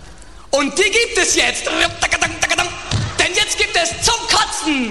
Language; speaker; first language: German; native; German